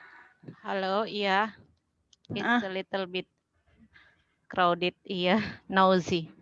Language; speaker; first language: English; non-native, learner; Indonesian